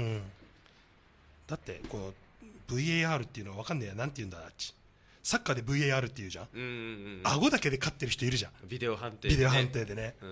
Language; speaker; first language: Japanese; native; Japanese